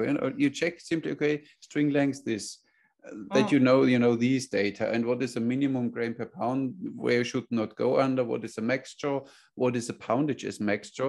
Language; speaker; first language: English; non-native, fluent; German